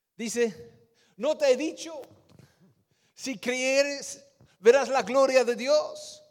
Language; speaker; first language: Spanish; non-native, fluent; Dutch